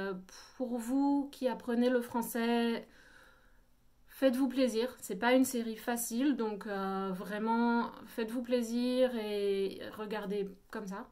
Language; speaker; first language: French; native; French